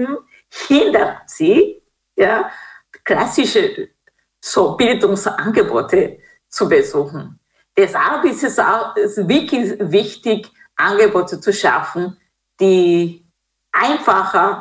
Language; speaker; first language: German; non-native, fluent; Kinyarwanda